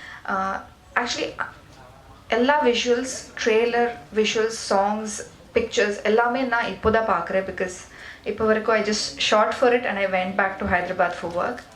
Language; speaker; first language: Tamil; non-native, learner; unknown